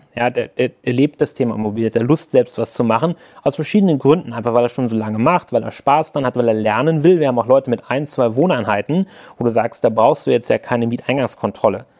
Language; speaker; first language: German; native; German